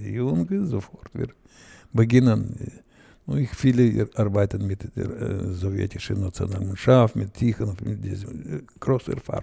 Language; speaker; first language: German; non-native, learner; Russian